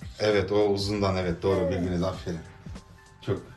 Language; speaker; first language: Turkish; early bilingual, heritage; Turkish